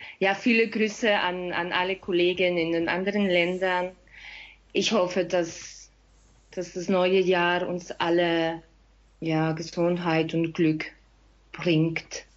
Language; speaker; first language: German; non-native, fluent; Spanish